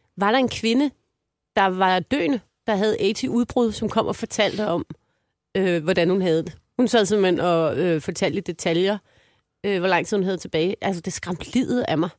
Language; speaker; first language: Danish; native; Danish